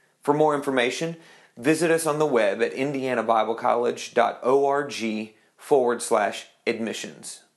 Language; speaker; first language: English; native; English